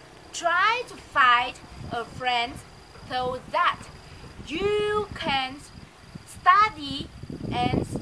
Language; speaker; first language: English; non-native, learner; Vietnamese